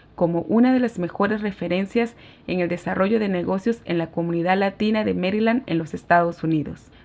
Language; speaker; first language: Spanish; native; Spanish